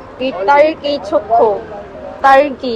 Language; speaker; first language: Korean; non-native, learner; Khmer